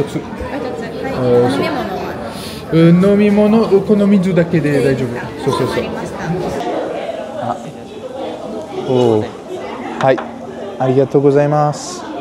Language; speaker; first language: Japanese; non-native, learner; French